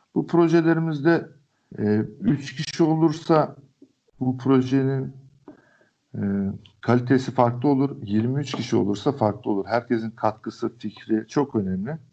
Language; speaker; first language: Turkish; native; Turkish